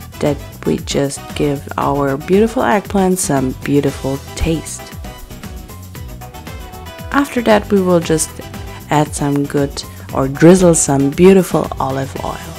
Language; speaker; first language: English; non-native, fluent; German